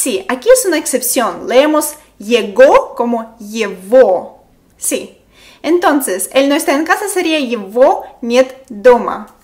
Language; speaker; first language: Spanish; non-native, fluent; Russian